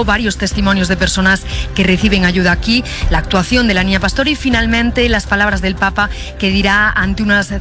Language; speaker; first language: Spanish; native; Spanish